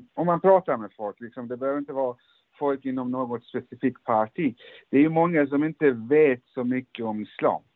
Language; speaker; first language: Swedish; early bilingual, other home language; Persian